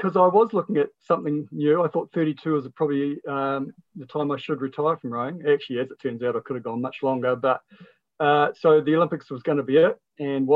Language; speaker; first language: English; native; English